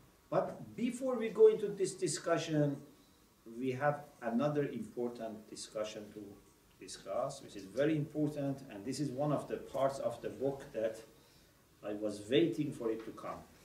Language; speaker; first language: English; non-native, fluent; Persian